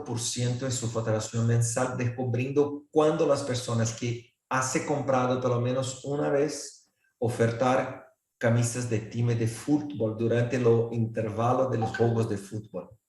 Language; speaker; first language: Spanish; non-native, fluent; Portuguese